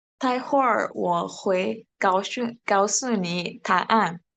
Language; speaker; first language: Chinese; non-native, learner; Indonesian